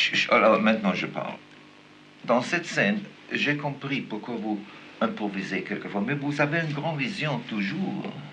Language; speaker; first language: French; non-native, fluent; German